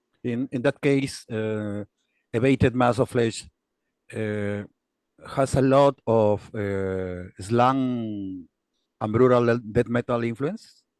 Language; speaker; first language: English; non-native, learner; Spanish